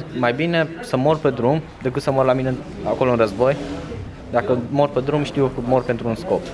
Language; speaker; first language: Romanian; non-native, fluent; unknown